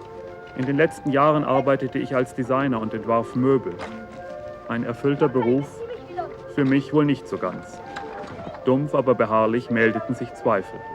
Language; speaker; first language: German; native; German